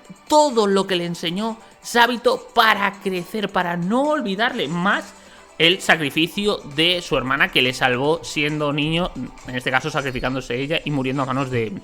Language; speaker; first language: Spanish; native; Spanish